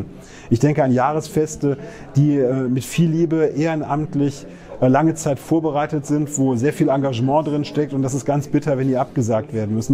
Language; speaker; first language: German; native; German